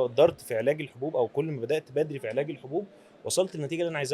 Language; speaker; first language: Arabic; native; Arabic